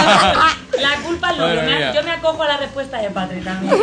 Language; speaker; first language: Spanish; native; Spanish